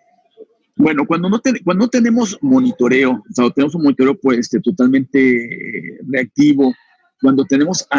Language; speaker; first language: Spanish; native; Spanish